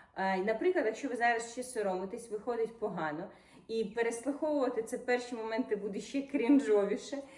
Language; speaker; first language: Ukrainian; non-native, local second language; Russian